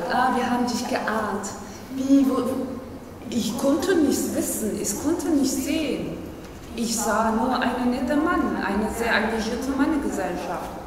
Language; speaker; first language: German; non-native, fluent; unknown